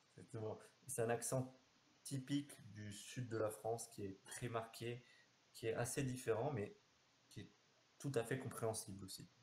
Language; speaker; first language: French; native; French